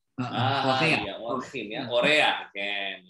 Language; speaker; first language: Hebrew; non-native, learner; Indonesian